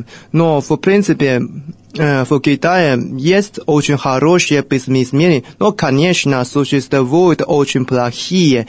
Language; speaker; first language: Russian; non-native, fluent; Chinese